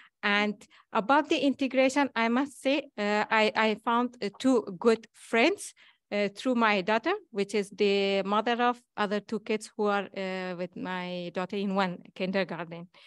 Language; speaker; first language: English; non-native, fluent; Persian